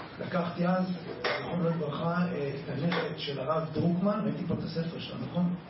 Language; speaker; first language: Hebrew; native; Hebrew